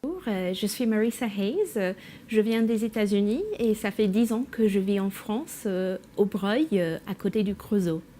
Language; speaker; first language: French; non-native, fluent; English